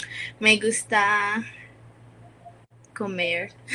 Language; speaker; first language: Spanish; non-native, learner; English